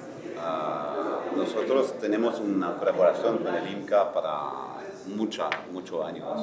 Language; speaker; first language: Spanish; non-native, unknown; French